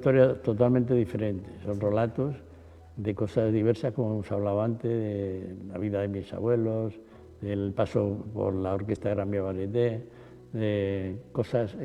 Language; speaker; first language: Spanish; native; Spanish